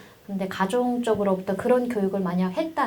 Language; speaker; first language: Korean; native; Korean